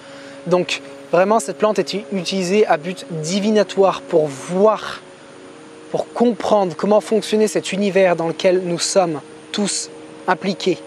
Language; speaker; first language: French; native; French